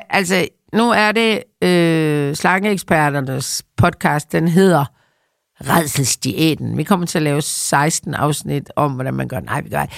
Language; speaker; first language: Danish; native; Danish